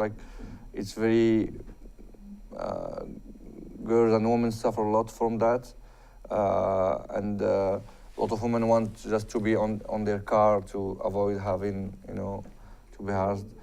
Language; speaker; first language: English; non-native, fluent; Arabic